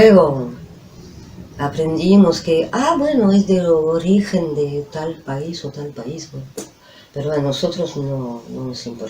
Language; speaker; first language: Spanish; non-native, fluent; French